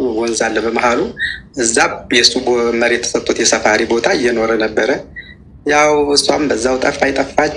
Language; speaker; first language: Amharic; native; Amharic